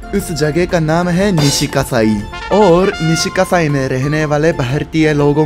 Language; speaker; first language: Hindi; non-native, fluent; Japanese